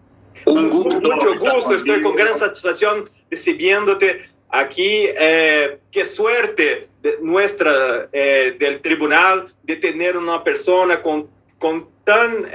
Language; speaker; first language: Spanish; non-native, fluent; Portuguese